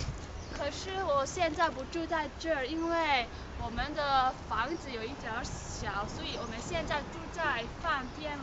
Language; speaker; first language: Chinese; early bilingual, heritage; Cantonese